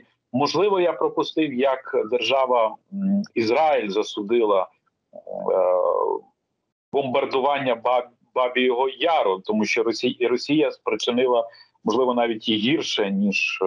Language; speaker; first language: Ukrainian; native; Ukrainian